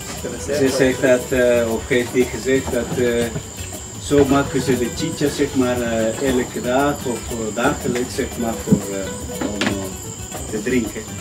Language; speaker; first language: Dutch; non-native, fluent; Spanish